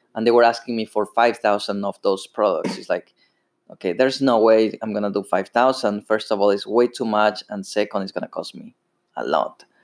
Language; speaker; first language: English; non-native, fluent; Spanish